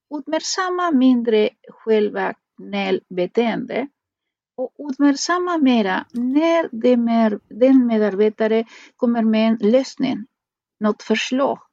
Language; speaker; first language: Swedish; non-native, fluent; Spanish